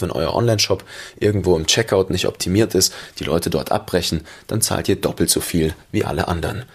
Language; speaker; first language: German; native; German